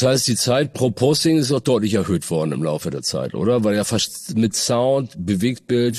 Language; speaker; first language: German; native; German